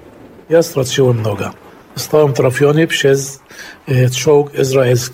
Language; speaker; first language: Polish; non-native, fluent; Arabic